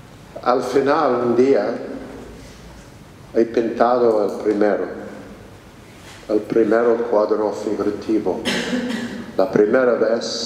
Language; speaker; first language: Spanish; non-native, fluent; English